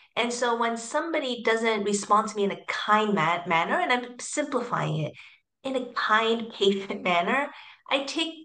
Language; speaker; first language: English; early bilingual, other home language; Cantonese